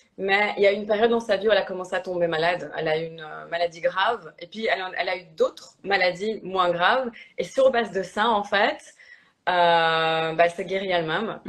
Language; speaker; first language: French; early bilingual, other home language; Polish